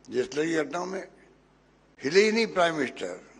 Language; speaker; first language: Hindi; native; Hindi